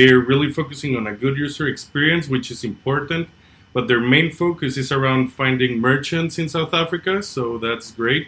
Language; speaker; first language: English; non-native, fluent; Spanish